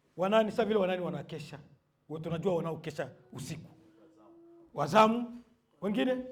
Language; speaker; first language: Swahili; native; Swahili